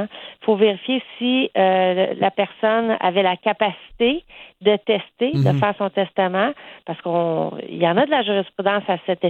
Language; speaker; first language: French; native; French